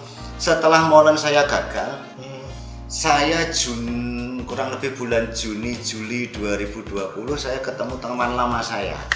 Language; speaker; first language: Indonesian; non-native, local second language; Javanese